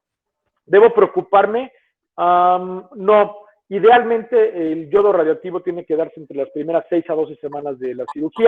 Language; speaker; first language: Spanish; native; Spanish